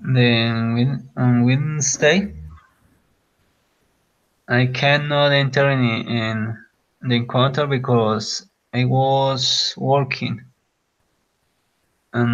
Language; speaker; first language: English; non-native, learner; Spanish